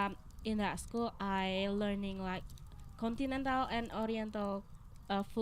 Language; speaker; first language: English; non-native, learner; Indonesian